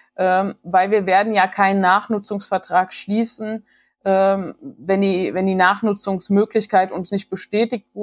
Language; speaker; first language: German; native; German